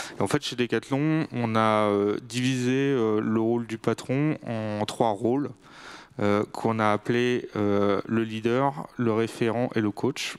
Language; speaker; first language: French; native; French